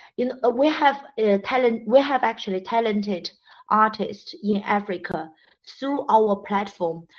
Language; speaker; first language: English; non-native, fluent; Chinese